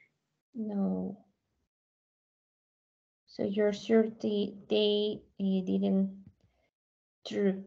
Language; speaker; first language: English; non-native, learner; Spanish